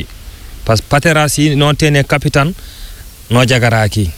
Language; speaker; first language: Spanish; non-native, learner; Fula